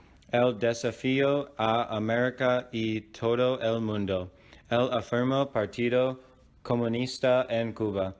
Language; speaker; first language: Spanish; non-native, learner; English